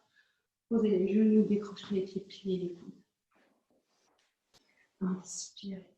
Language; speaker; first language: French; native; French